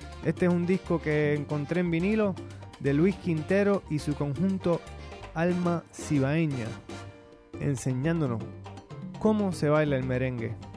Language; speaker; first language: Spanish; native; Spanish